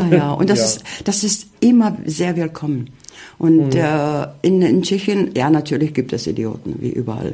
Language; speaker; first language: German; early bilingual, heritage; Czech